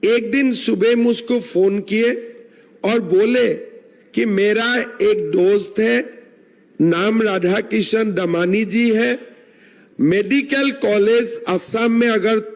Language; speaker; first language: Hindi; non-native, local second language; Assamese